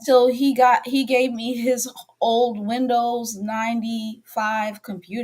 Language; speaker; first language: English; native; English